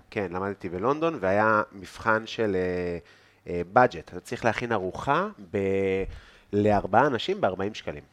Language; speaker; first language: Hebrew; native; Hebrew